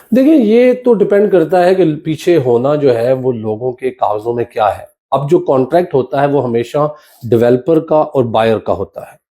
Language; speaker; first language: Urdu; non-native, local second language; Punjabi